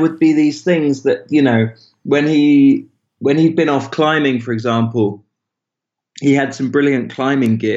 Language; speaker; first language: English; native; English